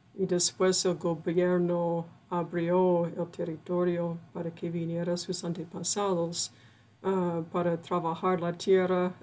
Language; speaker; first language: Spanish; non-native, fluent; English